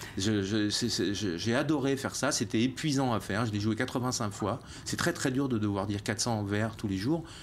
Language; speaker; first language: French; native; French